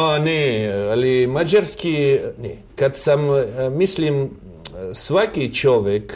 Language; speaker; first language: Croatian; non-native, fluent; Russian